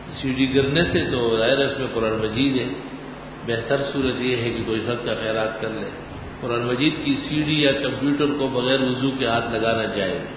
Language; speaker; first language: Urdu; non-native, local second language; Pashto